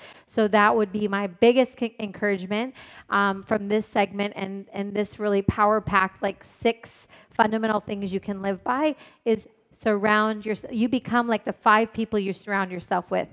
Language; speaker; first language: English; native; English